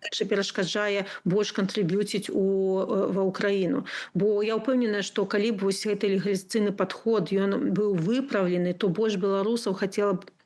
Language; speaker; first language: Belarusian; non-native, local second language; Russian